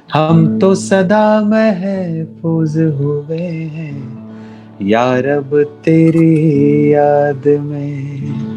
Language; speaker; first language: Hindi; native; Hindi